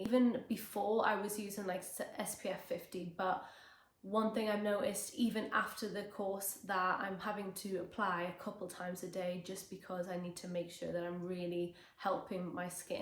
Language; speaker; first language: English; native; English